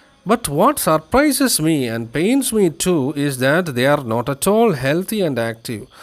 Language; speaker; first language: English; non-native, local second language; Malayalam